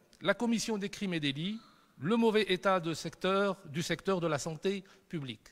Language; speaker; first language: French; non-native, local second language; Arabic